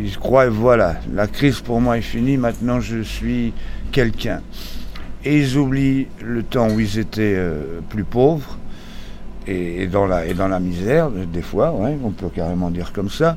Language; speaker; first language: French; non-native, fluent; Portuguese